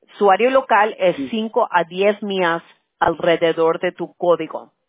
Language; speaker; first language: Spanish; early bilingual, heritage; Spanish